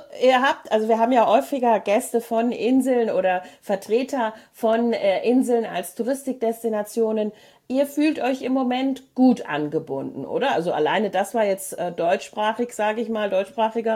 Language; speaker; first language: German; native; German